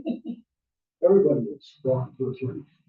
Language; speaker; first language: English; native; English